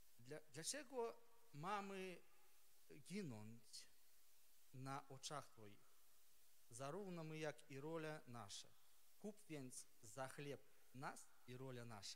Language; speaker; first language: Polish; non-native, learner; Ukrainian